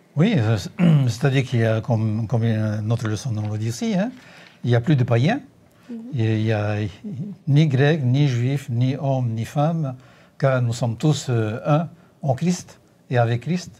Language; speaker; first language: French; native; French